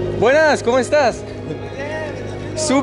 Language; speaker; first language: Spanish; non-native, learner; French